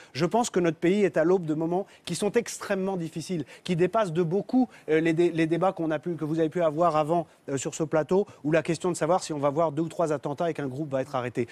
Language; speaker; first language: French; native; French